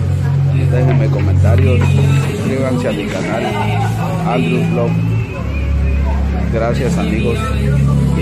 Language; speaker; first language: Spanish; native; Spanish